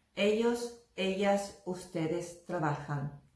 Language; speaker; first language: Spanish; native; Spanish